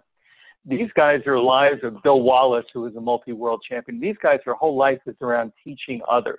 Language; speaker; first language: English; native; English